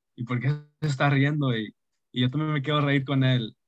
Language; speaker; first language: Spanish; early bilingual, heritage; Spanish